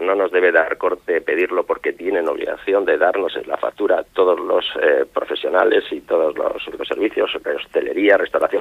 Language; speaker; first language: Spanish; native; Spanish